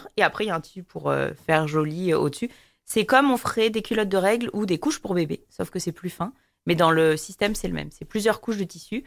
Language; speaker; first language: French; native; French